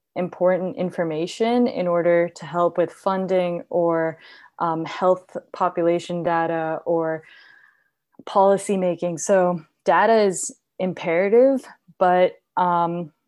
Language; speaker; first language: English; non-native, local second language; Hindi